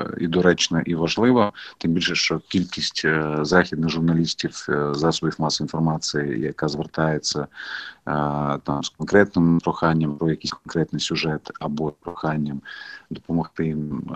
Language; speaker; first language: Ukrainian; non-native, fluent; Crimean Tatar